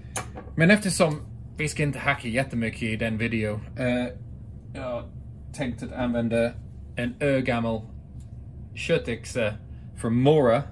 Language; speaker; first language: Swedish; non-native, fluent; English